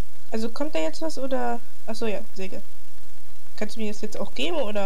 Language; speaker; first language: German; native; German